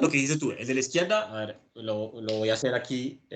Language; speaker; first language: Spanish; native; Spanish